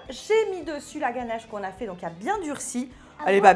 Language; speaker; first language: French; native; French